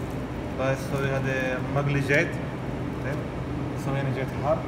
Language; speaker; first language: Arabic; non-native, learner; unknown